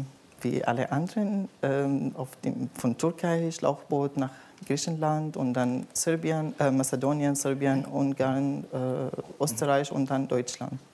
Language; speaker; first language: German; non-native, learner; Arabic